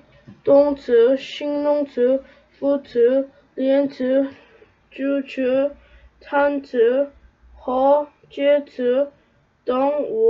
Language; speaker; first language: Chinese; non-native, learner; Korean